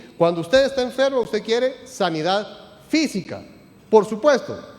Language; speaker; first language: Spanish; native; Spanish